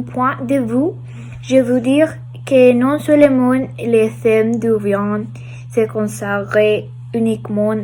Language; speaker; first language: French; non-native, learner; Spanish